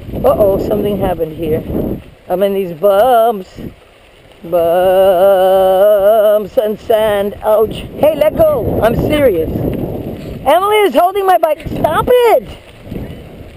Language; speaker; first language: English; early bilingual, other home language; Spanish